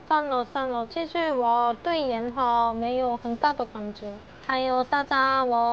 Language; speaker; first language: Chinese; non-native, fluent; Korean